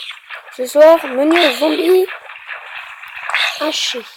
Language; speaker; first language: French; native; French